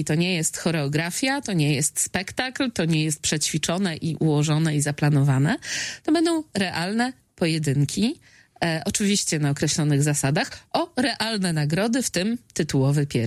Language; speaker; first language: Polish; native; Polish